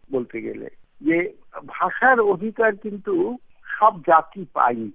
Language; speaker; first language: Bangla; native; Bangla